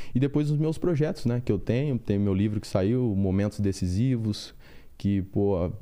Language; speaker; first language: Portuguese; native; Portuguese